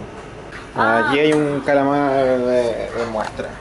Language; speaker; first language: Spanish; native; Spanish